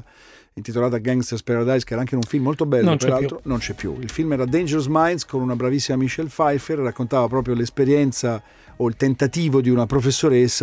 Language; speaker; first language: Italian; native; Italian